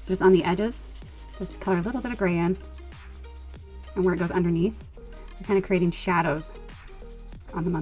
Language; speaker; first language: English; native; English